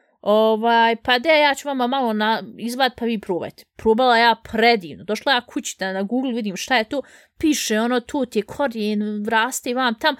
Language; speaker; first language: Bosnian; early bilingual, heritage; Bosnian